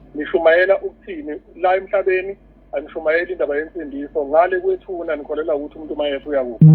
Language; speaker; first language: Zulu; native; Zulu